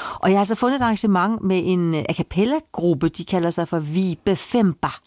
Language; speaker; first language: Danish; native; Danish